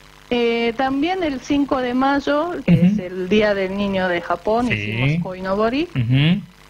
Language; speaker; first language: Spanish; non-native, fluent; Japanese